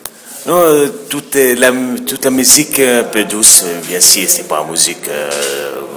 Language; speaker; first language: French; non-native, local second language; Arabic